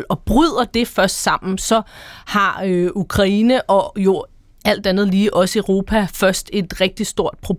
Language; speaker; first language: Danish; native; Danish